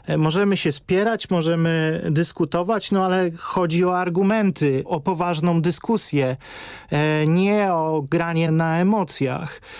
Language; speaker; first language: Polish; native; Polish